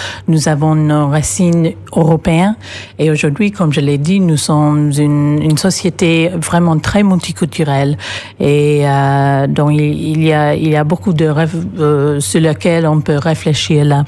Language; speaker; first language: French; non-native, fluent; English